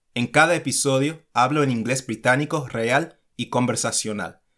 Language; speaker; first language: Spanish; non-native, fluent; English